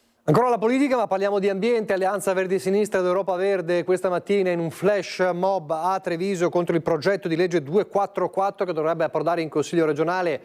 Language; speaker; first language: Italian; native; Italian